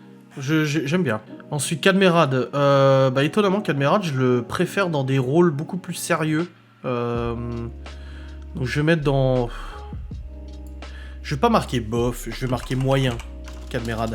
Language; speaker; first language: French; native; French